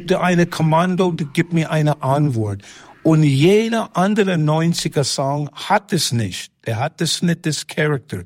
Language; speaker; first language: German; non-native, fluent; English